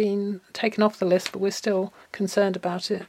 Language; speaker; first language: English; native; English